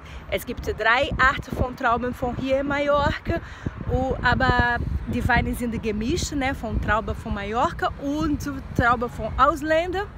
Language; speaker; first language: German; non-native, fluent; Portuguese